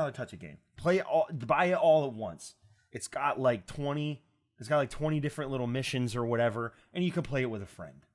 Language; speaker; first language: English; native; English